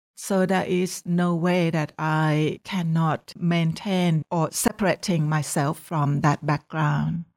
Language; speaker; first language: English; non-native, fluent; Thai